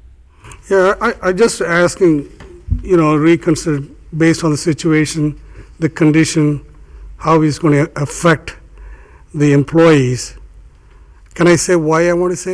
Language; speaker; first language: English; non-native, fluent; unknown